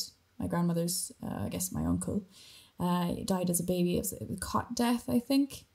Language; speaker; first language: English; native; English